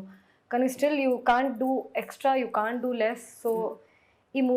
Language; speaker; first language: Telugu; non-native, fluent; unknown